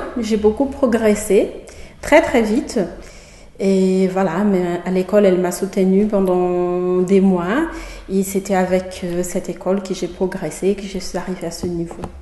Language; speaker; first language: French; non-native, fluent; Portuguese